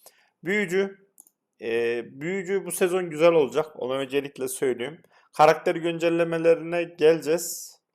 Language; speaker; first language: Turkish; native; Turkish